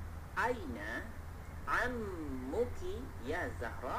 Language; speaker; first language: Arabic; non-native, fluent; Malay